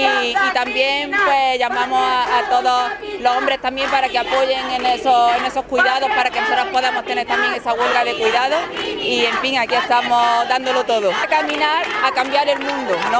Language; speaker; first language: Spanish; native; Spanish